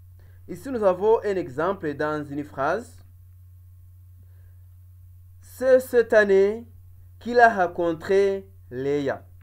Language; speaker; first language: French; non-native, local second language; Kinyarwanda